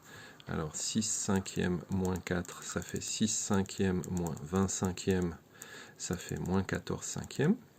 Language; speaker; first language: French; native; French